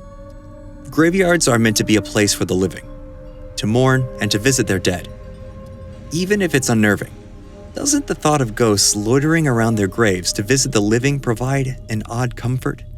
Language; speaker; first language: English; native; English